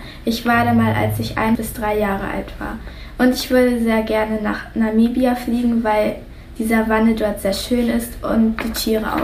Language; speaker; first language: German; early bilingual, other home language; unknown